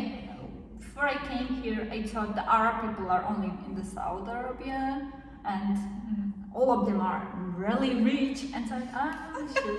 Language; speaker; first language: English; non-native, learner; Kazakh